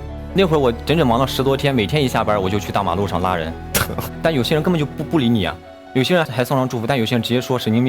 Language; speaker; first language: Chinese; native; Chinese